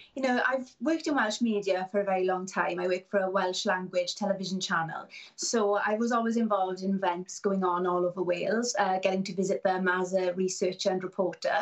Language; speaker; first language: English; native; English